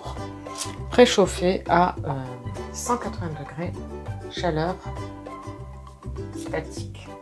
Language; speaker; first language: French; native; French